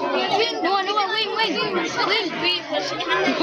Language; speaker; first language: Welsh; non-native, local second language; English